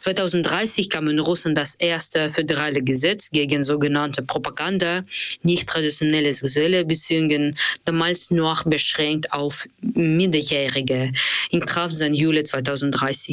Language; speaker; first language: German; non-native, learner; Russian